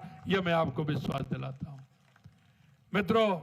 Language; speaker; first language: Hindi; native; Hindi